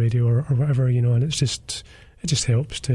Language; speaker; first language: English; native; English